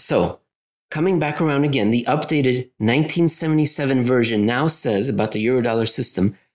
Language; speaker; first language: English; native; English